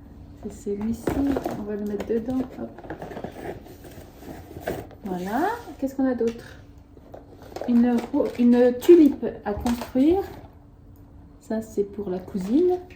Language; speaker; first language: French; native; French